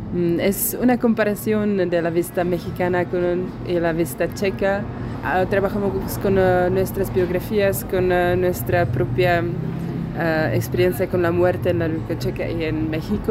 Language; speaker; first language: Spanish; non-native, fluent; Czech